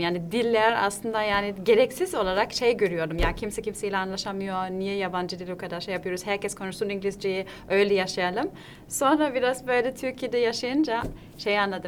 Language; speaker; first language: Turkish; non-native, fluent; German